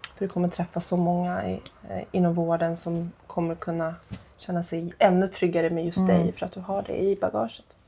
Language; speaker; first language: Swedish; non-native, fluent; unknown